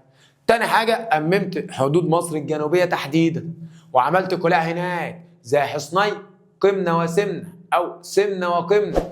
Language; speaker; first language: Arabic; native; Arabic